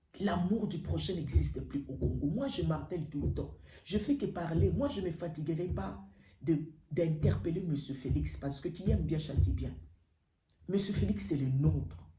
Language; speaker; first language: French; non-native, local second language; Lingala